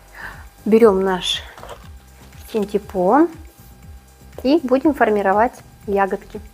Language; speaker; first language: Russian; native; Russian